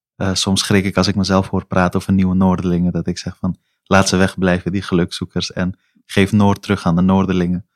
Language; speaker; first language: Dutch; early bilingual, other home language; Persian